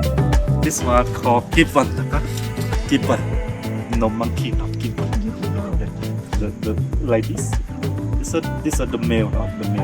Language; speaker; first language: English; non-native, learner; Thai